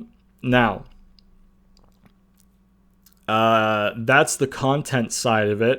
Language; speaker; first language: English; native; English